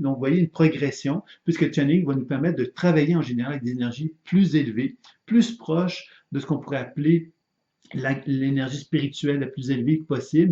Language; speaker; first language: French; native; French